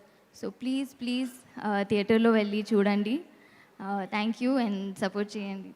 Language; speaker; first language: Telugu; non-native, learner; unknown